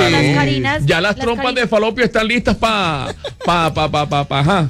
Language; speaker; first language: Spanish; native; Spanish